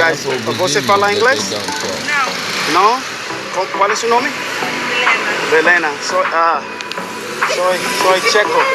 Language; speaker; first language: Spanish; non-native, learner; English